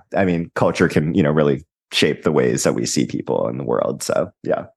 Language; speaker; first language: English; native; English